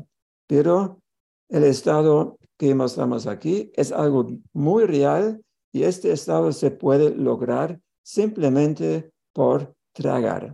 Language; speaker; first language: Spanish; non-native, fluent; German